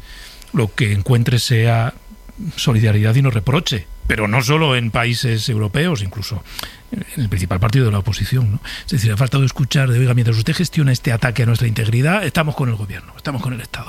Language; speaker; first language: Spanish; native; Spanish